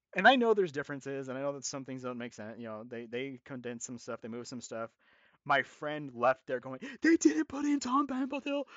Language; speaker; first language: English; native; English